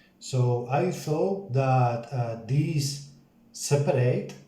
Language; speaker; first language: English; non-native, learner; Spanish